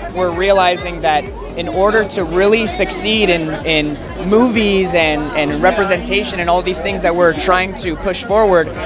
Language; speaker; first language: English; native; English